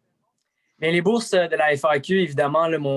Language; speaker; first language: French; native; French